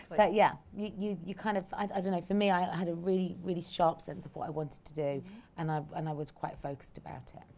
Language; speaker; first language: English; native; English